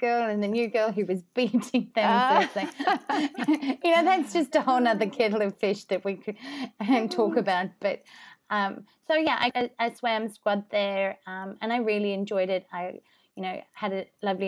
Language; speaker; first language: English; native; English